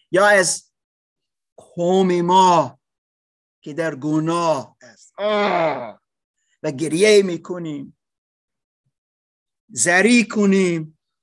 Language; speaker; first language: Persian; non-native, learner; English